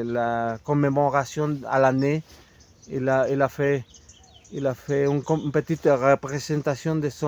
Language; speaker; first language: French; non-native, fluent; Spanish